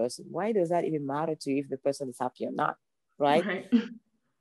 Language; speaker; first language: English; non-native, local second language; French